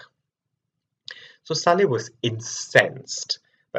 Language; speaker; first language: English; non-native, local second language; Malay